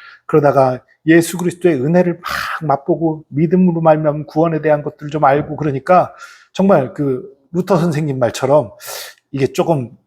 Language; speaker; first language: Korean; native; Korean